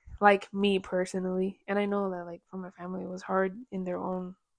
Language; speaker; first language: English; early bilingual, other home language; Spanish